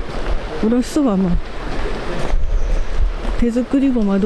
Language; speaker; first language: Japanese; native; Japanese